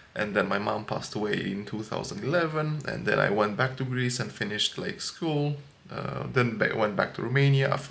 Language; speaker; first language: English; non-native, fluent; Romanian